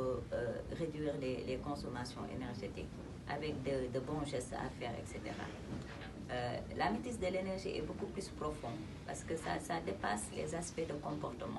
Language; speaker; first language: French; non-native, local second language; Wolof